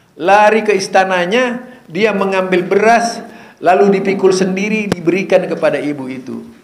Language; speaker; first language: Indonesian; non-native, local second language; Madurese